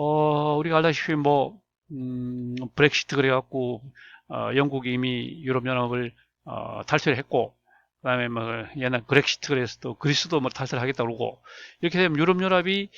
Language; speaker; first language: Korean; native; Korean